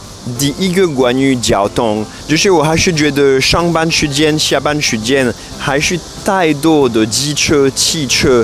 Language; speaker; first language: Chinese; non-native, fluent; French